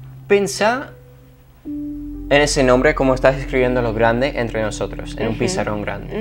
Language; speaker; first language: Spanish; non-native, fluent; English